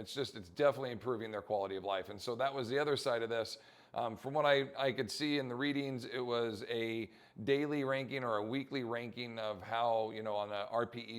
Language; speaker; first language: English; native; English